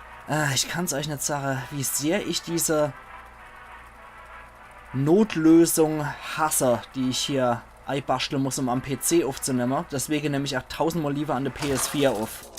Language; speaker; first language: German; native; German